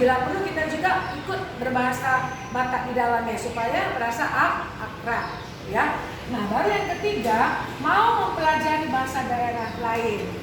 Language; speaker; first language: Indonesian; non-native, local second language; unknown